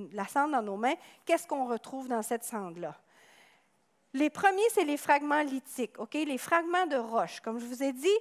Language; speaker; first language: French; native; French